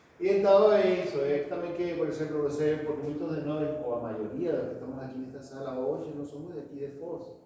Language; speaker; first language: Portuguese; non-native, fluent; Spanish